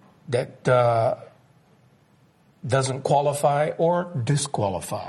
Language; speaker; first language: English; native; English